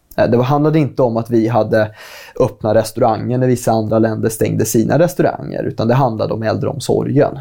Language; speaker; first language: Swedish; native; Swedish